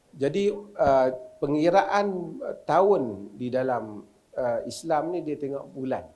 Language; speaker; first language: Malay; native; Malay